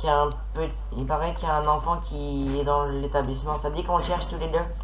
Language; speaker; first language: French; native; French